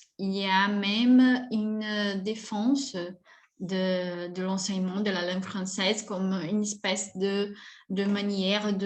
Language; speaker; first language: French; non-native, fluent; Portuguese